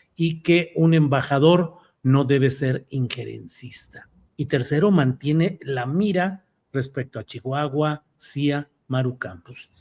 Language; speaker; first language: Spanish; native; Spanish